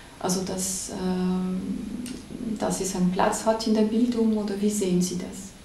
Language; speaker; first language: German; native; German